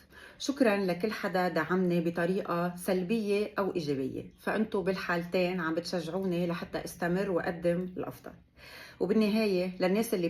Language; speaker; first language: Arabic; native; Arabic